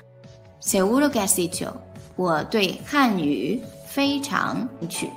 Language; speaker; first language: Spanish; non-native, fluent; Chinese